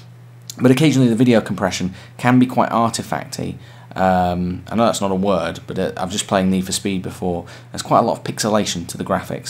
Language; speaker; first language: English; native; English